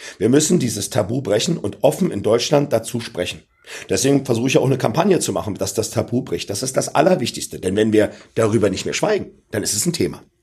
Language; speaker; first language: German; native; German